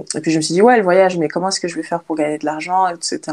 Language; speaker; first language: French; native; French